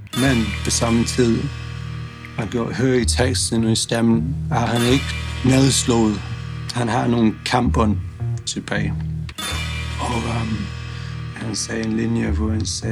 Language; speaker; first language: Danish; non-native, fluent; English